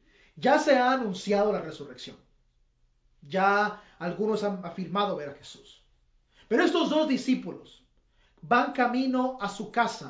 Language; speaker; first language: Spanish; native; Spanish